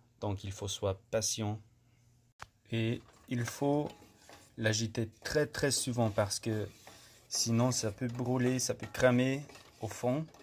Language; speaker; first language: French; non-native, fluent; English